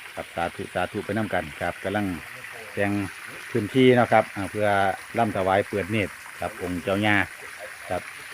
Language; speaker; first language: Thai; native; Thai